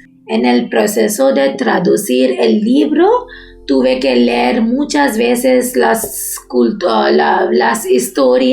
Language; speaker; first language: Spanish; non-native, learner; Bangla